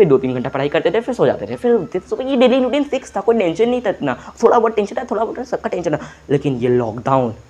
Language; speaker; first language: Hindi; native; Hindi